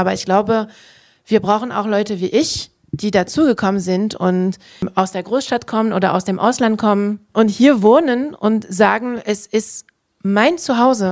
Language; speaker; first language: German; non-native, fluent; French